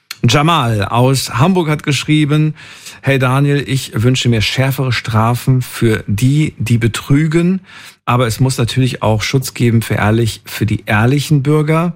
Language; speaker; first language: German; native; German